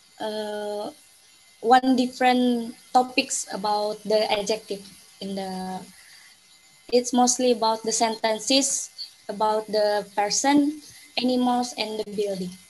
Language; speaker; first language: English; non-native, learner; Indonesian